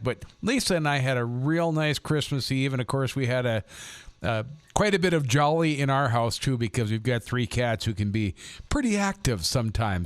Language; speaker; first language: English; native; English